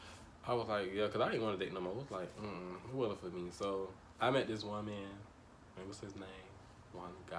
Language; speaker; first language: English; native; English